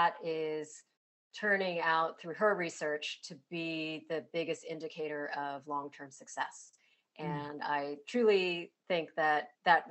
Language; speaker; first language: English; native; English